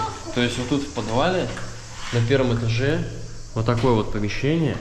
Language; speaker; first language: Russian; native; Russian